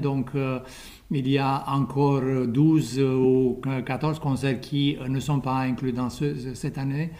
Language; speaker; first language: French; non-native, fluent; Romanian